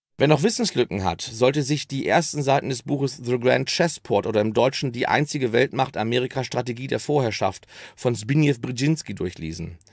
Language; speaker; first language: German; native; German